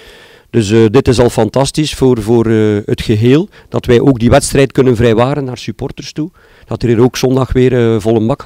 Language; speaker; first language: Dutch; native; Dutch